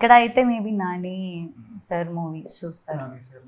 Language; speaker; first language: Telugu; non-native, learner; Malayalam